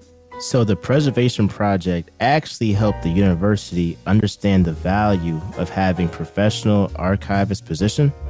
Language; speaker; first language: English; native; English